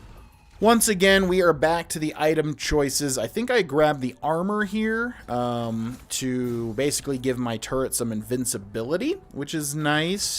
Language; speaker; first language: English; native; English